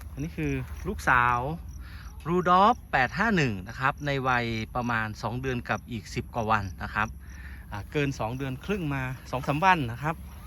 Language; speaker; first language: Thai; native; Thai